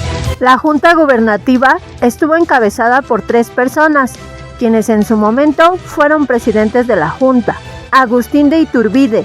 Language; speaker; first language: Spanish; native; Spanish